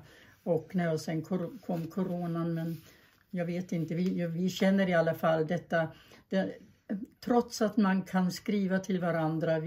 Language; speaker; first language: Swedish; early bilingual, other home language; German